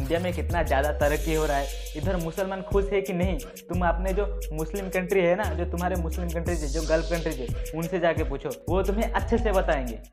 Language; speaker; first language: Hindi; native; Hindi